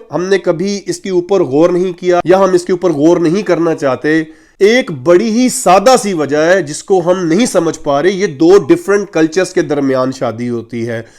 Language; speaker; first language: Urdu; native; Urdu